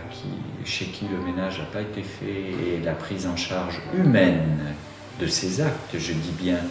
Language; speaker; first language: French; native; French